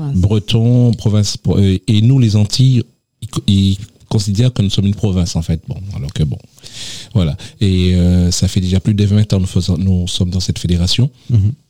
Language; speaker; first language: French; native; French